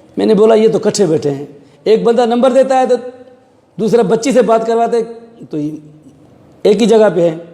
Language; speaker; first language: Urdu; non-native, local second language; Sindhi